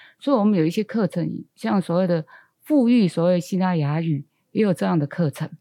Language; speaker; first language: Chinese; native; Chinese